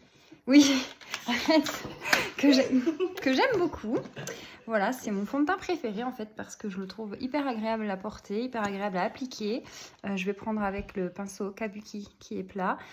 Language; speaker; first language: French; native; French